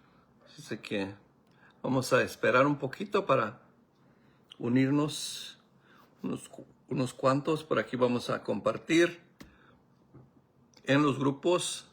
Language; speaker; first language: Spanish; native; Spanish